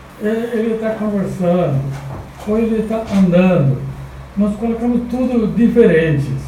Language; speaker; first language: Portuguese; non-native, fluent; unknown